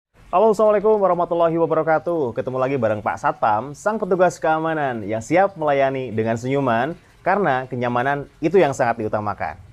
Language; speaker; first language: Indonesian; native; Indonesian